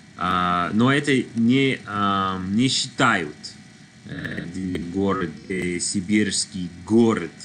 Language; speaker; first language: Russian; non-native, learner; English